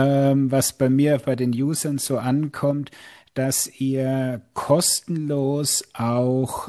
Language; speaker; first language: German; native; German